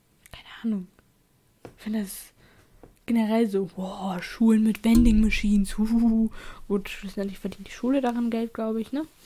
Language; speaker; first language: German; native; German